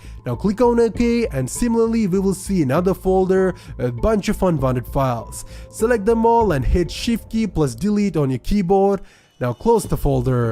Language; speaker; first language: English; non-native, fluent; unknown